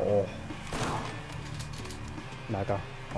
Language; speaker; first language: Spanish; native; Spanish